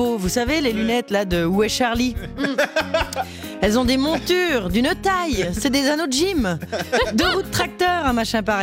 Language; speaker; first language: French; native; French